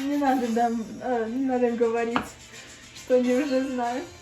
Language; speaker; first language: Russian; early bilingual, heritage; English